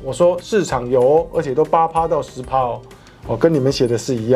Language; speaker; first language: Chinese; native; Chinese